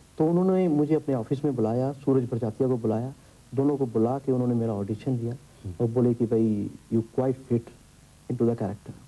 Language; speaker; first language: Hindi; early bilingual, heritage; Hindi